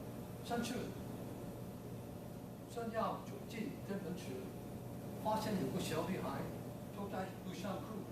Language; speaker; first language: Chinese; native; Chinese